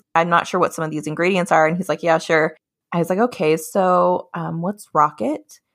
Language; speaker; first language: English; native; English